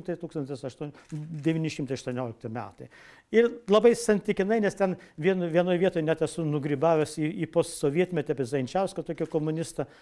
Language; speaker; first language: Lithuanian; native; Lithuanian